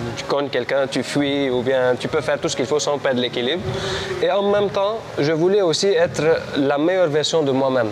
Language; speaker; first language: French; non-native, local second language; Armenian